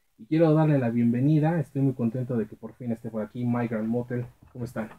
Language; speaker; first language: Spanish; native; Spanish